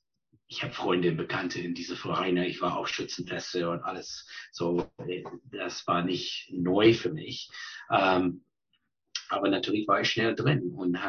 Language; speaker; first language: German; non-native, fluent; English